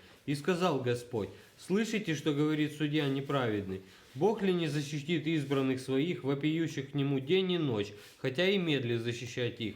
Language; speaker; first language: Russian; native; Russian